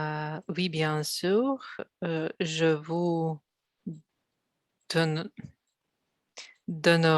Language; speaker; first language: French; non-native, learner; Russian